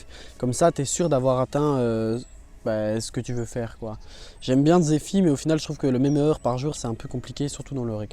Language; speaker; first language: French; native; French